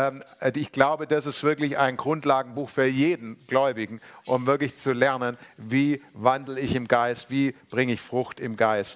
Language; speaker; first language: German; native; German